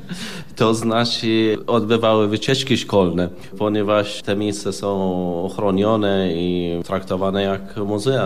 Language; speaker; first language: Polish; non-native, fluent; Arabic